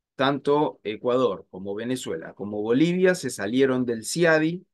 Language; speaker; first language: Spanish; native; Spanish